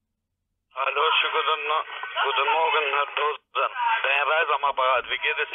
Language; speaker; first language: German; non-native, learner; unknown